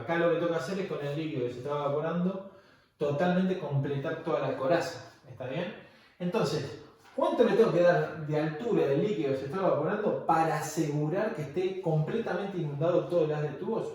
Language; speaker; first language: Spanish; native; Spanish